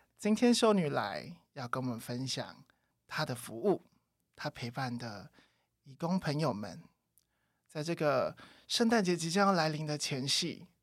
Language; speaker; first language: Chinese; native; Chinese